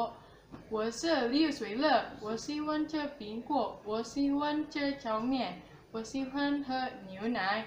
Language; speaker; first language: Chinese; non-native, learner; Indonesian